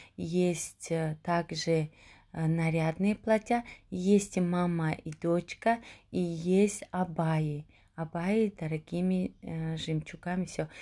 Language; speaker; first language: Russian; non-native, local second language; Tajik